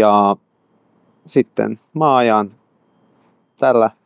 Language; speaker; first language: Finnish; non-native, fluent; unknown